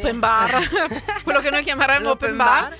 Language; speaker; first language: Italian; native; Italian